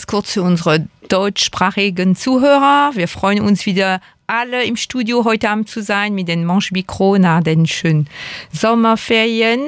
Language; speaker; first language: German; non-native, fluent; French